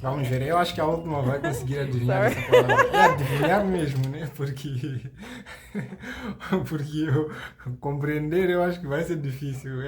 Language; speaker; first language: Portuguese; native; Portuguese